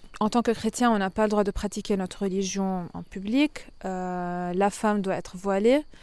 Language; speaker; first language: French; non-native, fluent; Arabic